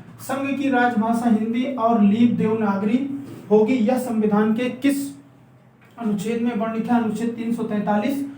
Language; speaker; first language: Hindi; native; Hindi